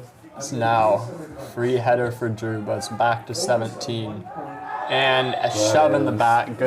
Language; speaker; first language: English; native; English